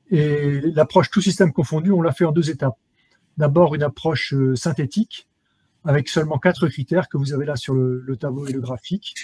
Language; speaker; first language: French; native; French